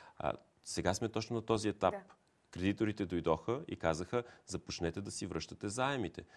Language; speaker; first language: Bulgarian; native; Bulgarian